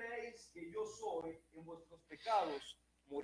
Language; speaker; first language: Spanish; native; Spanish